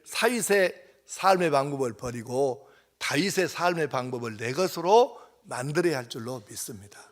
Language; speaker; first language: Korean; native; Korean